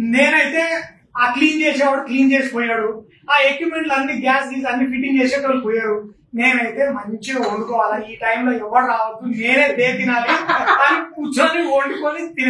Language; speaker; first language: Telugu; native; Telugu